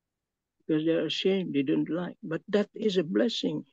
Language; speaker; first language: English; non-native, local second language; Filipino